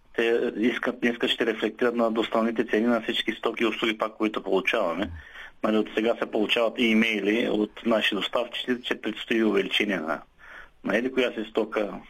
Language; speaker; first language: Bulgarian; native; Bulgarian